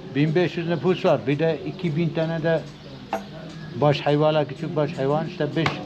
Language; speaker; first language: Turkish; native; Turkish